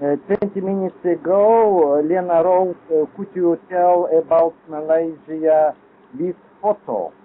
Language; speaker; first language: English; non-native, learner; Lithuanian